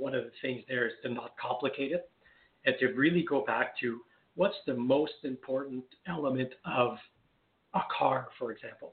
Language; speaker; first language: English; non-native, fluent; French